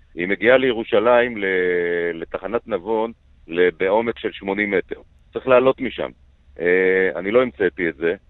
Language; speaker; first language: Hebrew; native; Hebrew